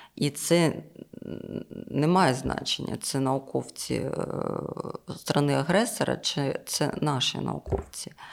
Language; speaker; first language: Ukrainian; non-native, local second language; Russian